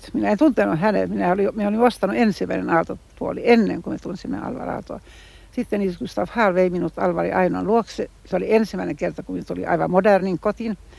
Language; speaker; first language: Finnish; non-native, local second language; Swedish